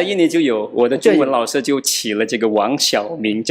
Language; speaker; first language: Chinese; non-native, local second language; Madurese